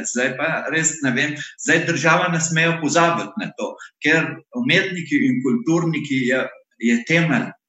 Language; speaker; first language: Slovenian; non-native, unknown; Arabic